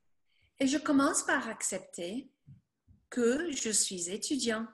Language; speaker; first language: French; non-native, fluent; English